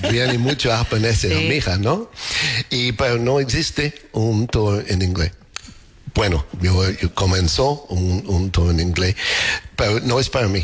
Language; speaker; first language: Spanish; non-native, learner; English